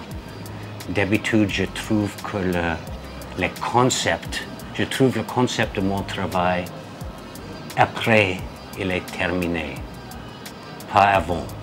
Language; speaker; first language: French; non-native, fluent; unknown